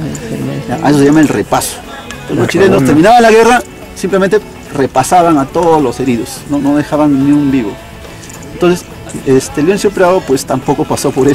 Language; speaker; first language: Spanish; native; Spanish